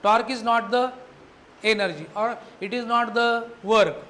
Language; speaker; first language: Hindi; non-native, local second language; Marathi